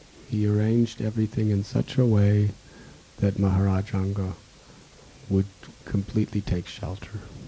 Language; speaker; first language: English; native; English